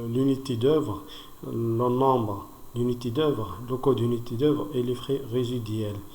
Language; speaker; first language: French; non-native, local second language; Arabic